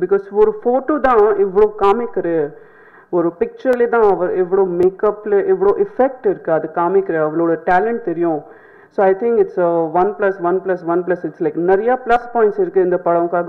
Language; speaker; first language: Tamil; non-native, fluent; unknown